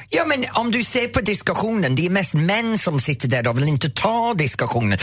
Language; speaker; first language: Swedish; non-native, fluent; English